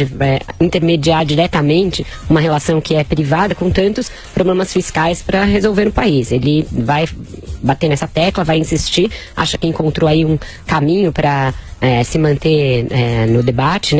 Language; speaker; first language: Portuguese; native; Portuguese